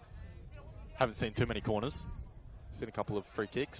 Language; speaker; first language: English; native; English